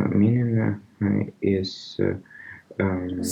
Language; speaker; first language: English; non-native, learner; Russian